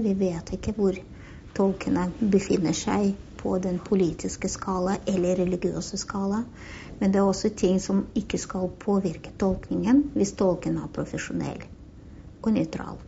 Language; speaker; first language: Norwegian; non-native, fluent; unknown